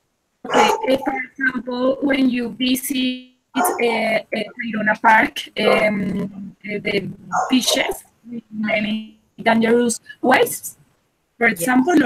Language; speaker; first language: English; non-native, learner; Spanish